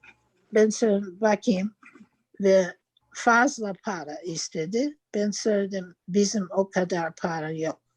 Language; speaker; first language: Turkish; non-native, learner; English